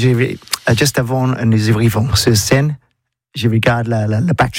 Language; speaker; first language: French; non-native, learner; English